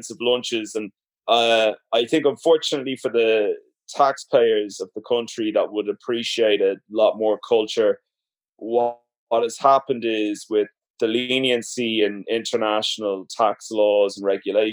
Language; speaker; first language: English; native; English